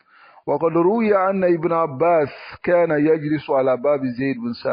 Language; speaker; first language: Arabic; non-native, fluent; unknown